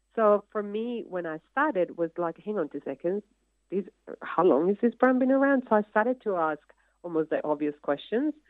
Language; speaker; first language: English; non-native, fluent; Spanish